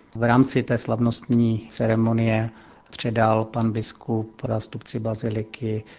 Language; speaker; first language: Czech; native; Czech